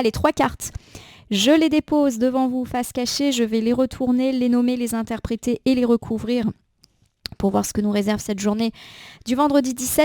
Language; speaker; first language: French; native; French